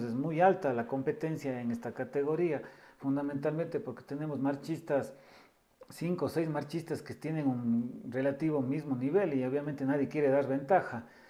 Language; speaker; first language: Spanish; native; Spanish